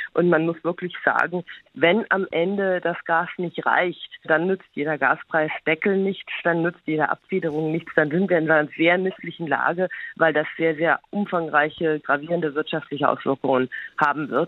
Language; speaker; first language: German; native; German